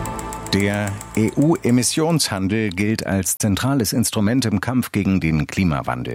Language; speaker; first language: German; native; German